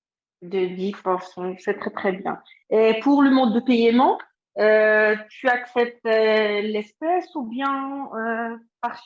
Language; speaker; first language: French; non-native, fluent; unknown